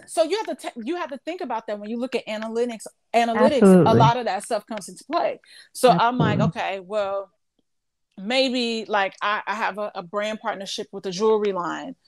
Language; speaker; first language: English; native; English